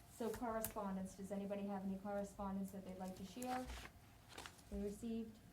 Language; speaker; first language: English; native; English